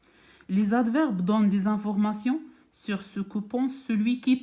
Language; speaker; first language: French; non-native, local second language; Arabic